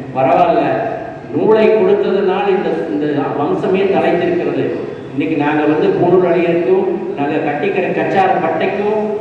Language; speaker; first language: Tamil; non-native, local second language; Kannada